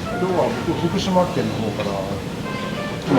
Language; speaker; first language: Japanese; native; Japanese